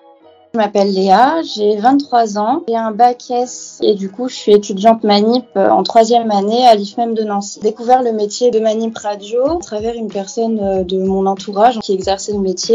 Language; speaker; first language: French; native; French